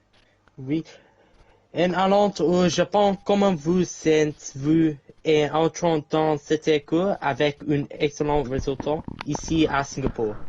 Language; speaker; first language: French; non-native, learner; English